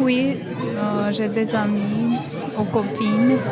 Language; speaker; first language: French; non-native, learner; Armenian